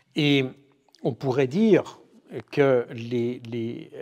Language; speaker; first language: French; native; French